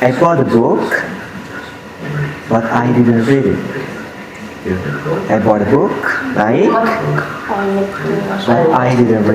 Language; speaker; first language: English; non-native, fluent; Indonesian